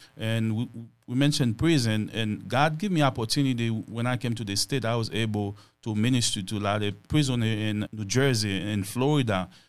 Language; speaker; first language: English; non-native, fluent; Haitian Creole